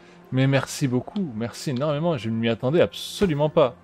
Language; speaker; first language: French; native; French